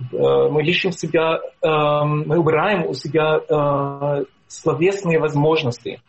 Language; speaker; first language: Russian; non-native, fluent; German